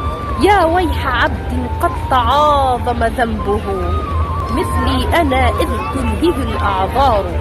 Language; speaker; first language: Arabic; native; Arabic